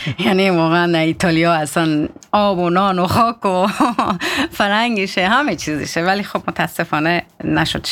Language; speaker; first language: Persian; native; Persian